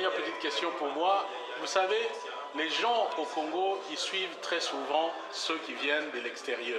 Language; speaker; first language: French; native; French